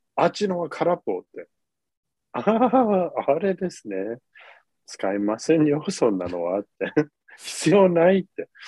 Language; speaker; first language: Japanese; non-native, fluent; English